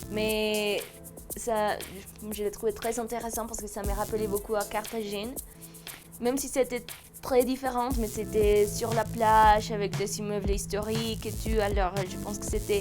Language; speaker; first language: French; non-native, fluent; Spanish